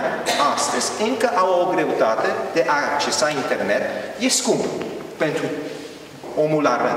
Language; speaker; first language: Romanian; early bilingual, heritage; Romanian